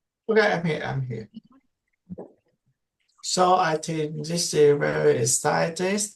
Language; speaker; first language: English; non-native, learner; Indonesian